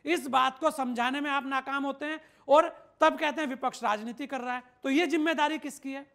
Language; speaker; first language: Hindi; native; Hindi